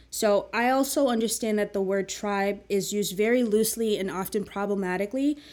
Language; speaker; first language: English; early bilingual, other home language; Akan